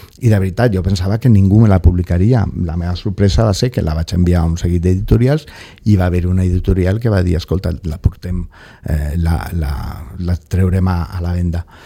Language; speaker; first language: Catalan; non-native, local second language; Spanish